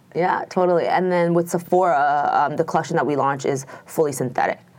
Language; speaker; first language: English; native; English